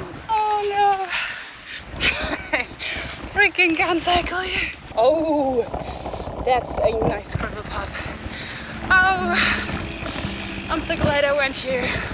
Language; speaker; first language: English; non-native, fluent; German